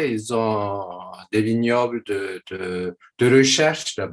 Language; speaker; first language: French; non-native, fluent; Turkish